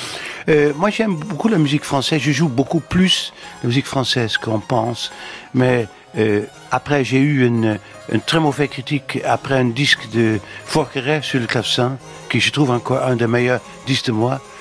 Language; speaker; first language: French; non-native, fluent; Dutch